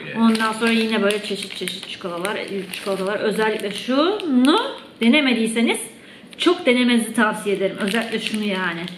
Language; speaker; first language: Turkish; native; Turkish